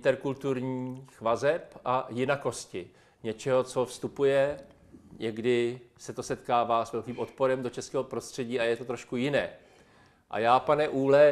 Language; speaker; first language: Czech; native; Czech